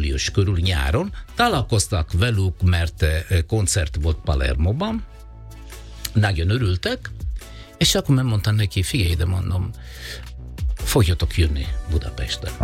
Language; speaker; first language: Hungarian; non-native, fluent; Italian